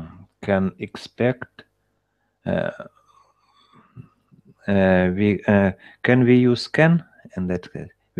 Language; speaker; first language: English; non-native, learner; Russian